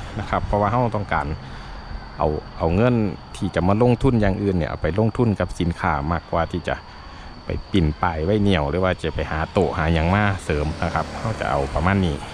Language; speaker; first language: Thai; non-native, local second language; Lao